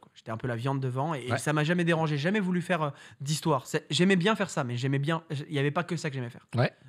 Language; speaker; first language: French; native; French